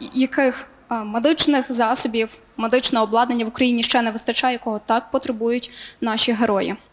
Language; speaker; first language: Ukrainian; native; Ukrainian